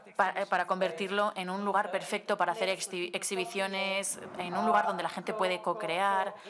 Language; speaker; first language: Spanish; non-native, fluent; Slovenian